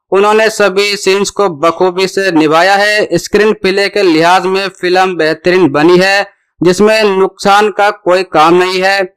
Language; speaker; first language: Hindi; native; Hindi